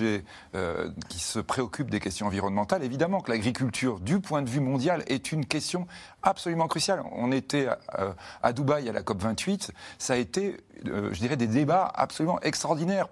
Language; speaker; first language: French; native; French